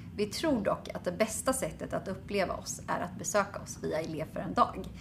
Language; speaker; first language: Swedish; native; Swedish